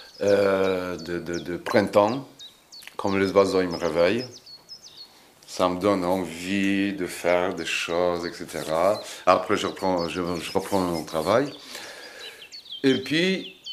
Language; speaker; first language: French; non-native, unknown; Polish